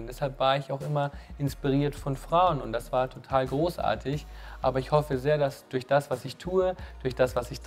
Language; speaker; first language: German; native; German